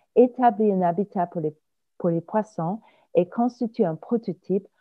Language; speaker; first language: French; non-native, fluent; English